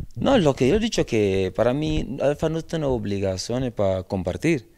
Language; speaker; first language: Spanish; non-native, learner; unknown